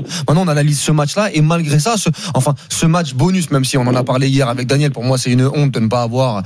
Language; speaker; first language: French; native; French